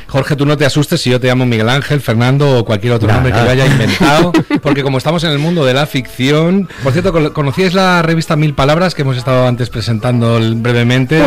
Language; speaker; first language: Spanish; native; Spanish